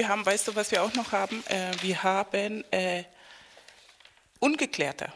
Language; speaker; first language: German; non-native, fluent; Spanish